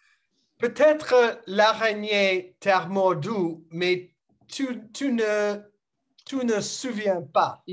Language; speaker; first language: French; non-native, learner; English